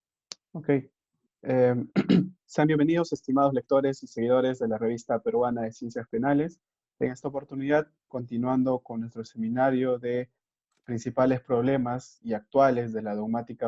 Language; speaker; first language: Spanish; native; Spanish